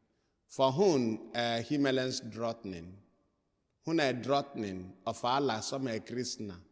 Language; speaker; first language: Swedish; non-native, fluent; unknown